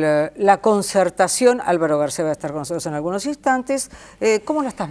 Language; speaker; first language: Spanish; native; Spanish